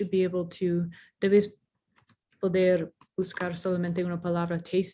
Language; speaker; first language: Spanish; non-native, fluent; English